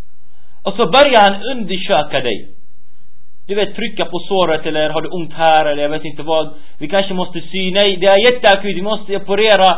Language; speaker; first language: Swedish; early bilingual, other home language; Arabic